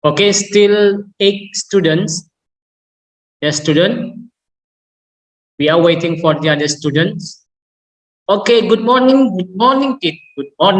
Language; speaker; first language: English; non-native, learner; Indonesian